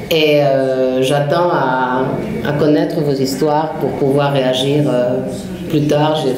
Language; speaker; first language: French; non-native, fluent; Spanish